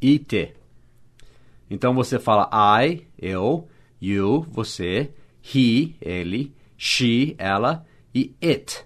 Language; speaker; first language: Portuguese; non-native, fluent; English